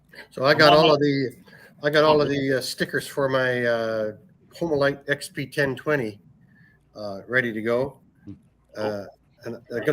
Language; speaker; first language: English; native; English